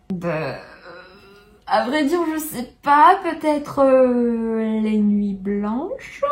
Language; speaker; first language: French; non-native, fluent; Russian